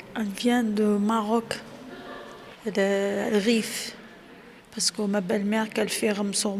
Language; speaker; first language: French; non-native, learner; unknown